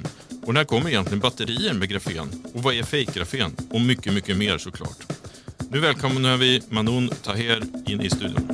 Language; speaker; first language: Swedish; native; Swedish